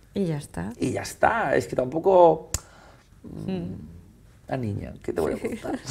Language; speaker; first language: Spanish; native; Spanish